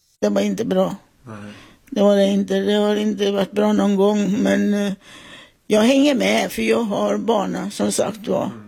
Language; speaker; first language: Swedish; non-native, fluent; Italian